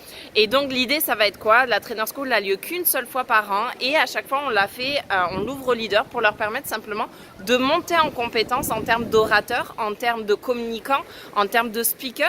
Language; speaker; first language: French; native; French